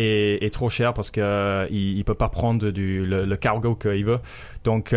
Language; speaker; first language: French; non-native, fluent; English